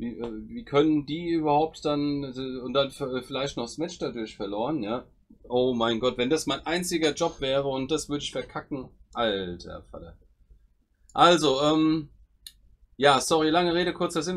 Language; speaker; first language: German; native; German